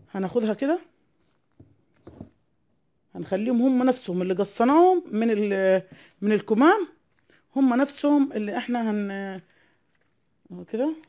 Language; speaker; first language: Arabic; native; Arabic